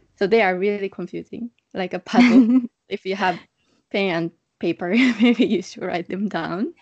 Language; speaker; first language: English; non-native, fluent; Japanese